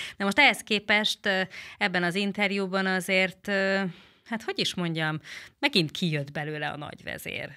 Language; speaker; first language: Hungarian; native; Hungarian